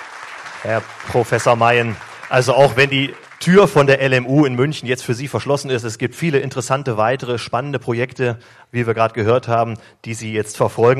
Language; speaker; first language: German; native; German